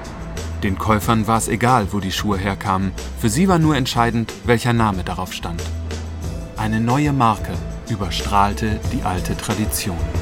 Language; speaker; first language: German; native; German